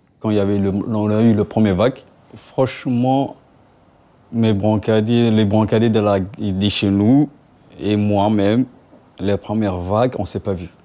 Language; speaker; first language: French; non-native, local second language; Somali